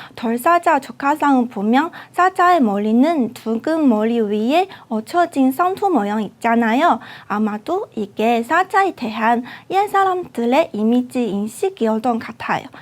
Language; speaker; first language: Korean; non-native, fluent; Chinese